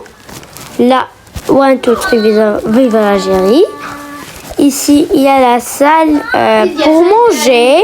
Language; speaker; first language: French; native; French